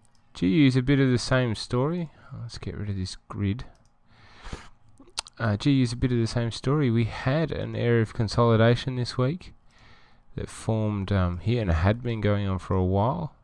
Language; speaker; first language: English; native; English